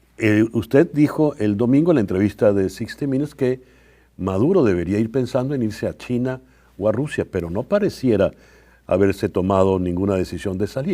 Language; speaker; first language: Spanish; native; Spanish